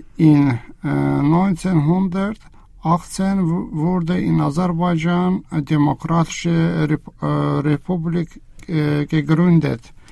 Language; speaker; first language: German; non-native, learner; Azerbaijani